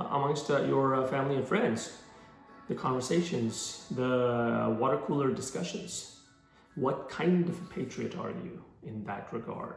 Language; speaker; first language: English; non-native, local second language; Urdu